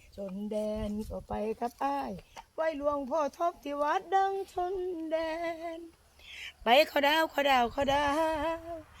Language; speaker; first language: Thai; native; Thai